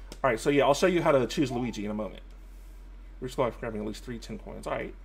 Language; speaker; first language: English; native; English